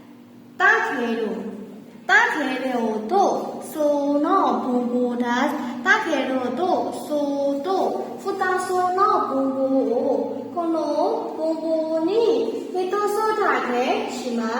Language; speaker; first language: Japanese; non-native, learner; Burmese